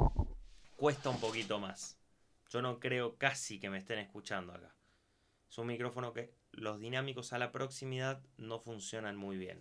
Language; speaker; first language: Spanish; native; Spanish